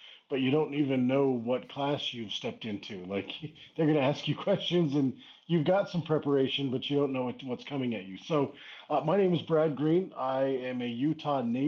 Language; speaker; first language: English; native; English